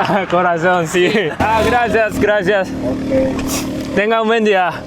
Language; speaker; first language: Spanish; non-native, learner; Korean